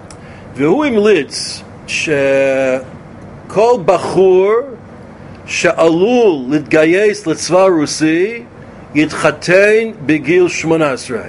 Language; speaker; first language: Hebrew; non-native, fluent; English